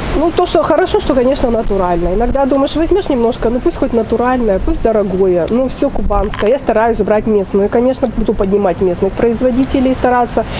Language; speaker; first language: Russian; native; Russian